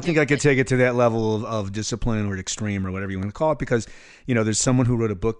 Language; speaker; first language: English; native; English